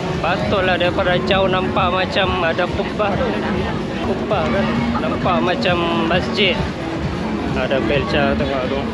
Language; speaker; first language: Malay; non-native, fluent; Khmer